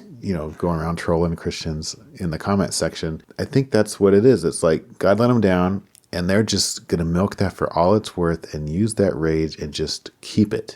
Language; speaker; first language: English; native; English